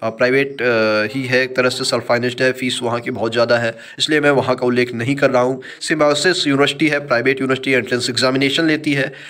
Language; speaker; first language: Hindi; native; Hindi